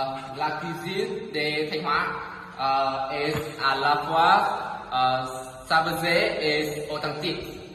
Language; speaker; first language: French; non-native, learner; Vietnamese